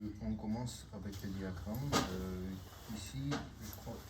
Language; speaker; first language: French; non-native, learner; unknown